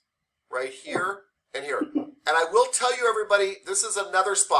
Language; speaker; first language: English; native; English